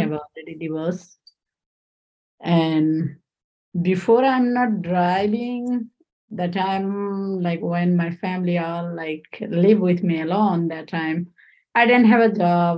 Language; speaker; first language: English; non-native, learner; Nepali